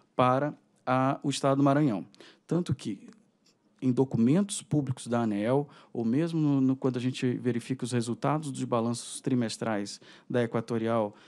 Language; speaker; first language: Portuguese; native; Portuguese